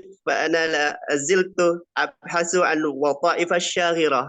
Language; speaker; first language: Arabic; non-native, learner; Indonesian